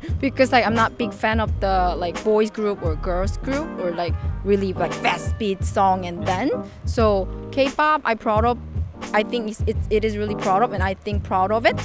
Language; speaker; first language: English; non-native, learner; Korean